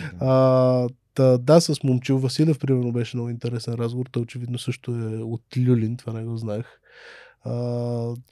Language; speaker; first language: Bulgarian; native; Bulgarian